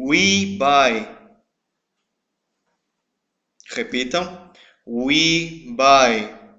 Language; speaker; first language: English; non-native, fluent; Portuguese